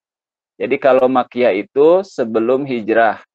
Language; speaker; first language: Indonesian; native; Indonesian